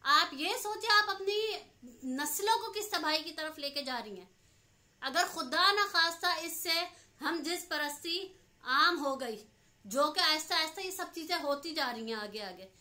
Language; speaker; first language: Urdu; native; Urdu